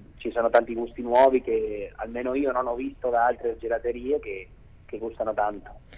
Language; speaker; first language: Italian; non-native, fluent; Spanish